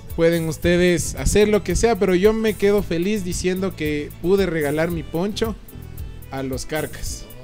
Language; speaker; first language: Spanish; native; Spanish